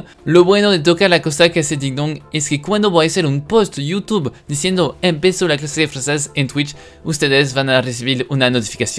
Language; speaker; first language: Spanish; non-native, fluent; French